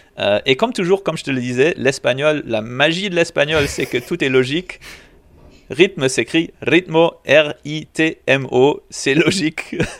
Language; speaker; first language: French; non-native, local second language; English